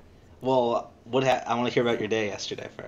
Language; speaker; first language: English; native; English